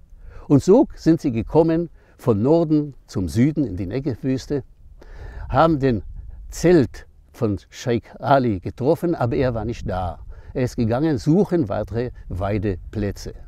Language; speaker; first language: German; non-native, fluent; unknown